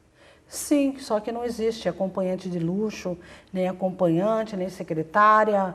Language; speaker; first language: Portuguese; native; Portuguese